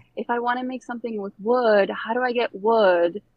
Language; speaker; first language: English; early bilingual, other home language; Bosnian